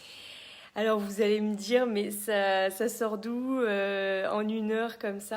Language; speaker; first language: French; native; French